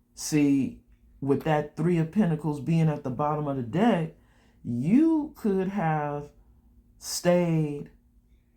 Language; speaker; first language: English; native; English